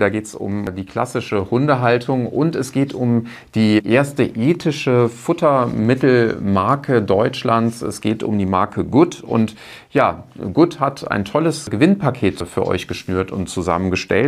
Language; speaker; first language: German; native; German